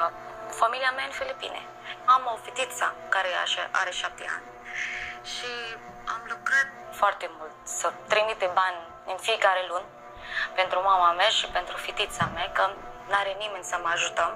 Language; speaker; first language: Romanian; non-native, learner; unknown